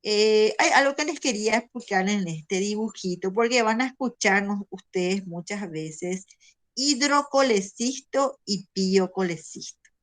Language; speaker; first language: Spanish; native; Spanish